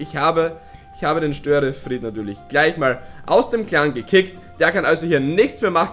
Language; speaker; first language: German; native; German